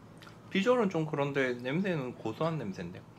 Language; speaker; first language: Korean; native; Korean